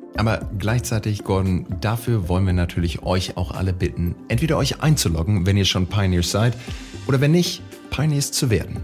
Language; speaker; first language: German; native; German